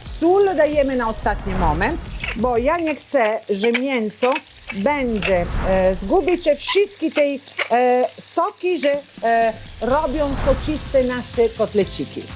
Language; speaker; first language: Polish; non-native, learner; Italian